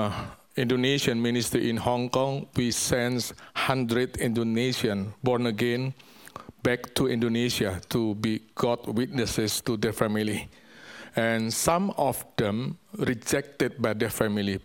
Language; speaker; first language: English; non-native, learner; Indonesian